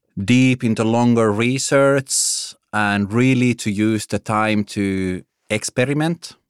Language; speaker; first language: English; non-native, fluent; Finnish